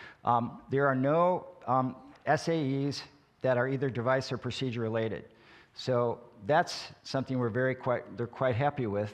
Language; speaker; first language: English; native; English